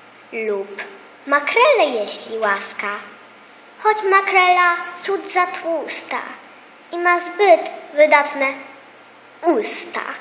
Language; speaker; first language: Polish; native; Polish